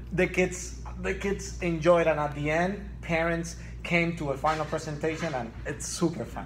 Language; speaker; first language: English; non-native, learner; Spanish